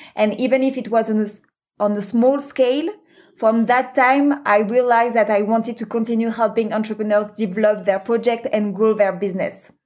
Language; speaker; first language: English; non-native, fluent; French